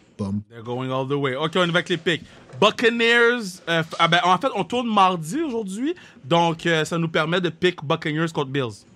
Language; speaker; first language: French; native; French